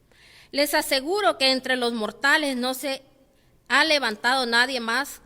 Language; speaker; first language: Spanish; native; Spanish